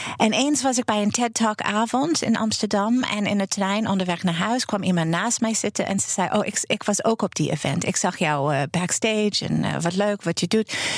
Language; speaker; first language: Dutch; non-native, fluent; English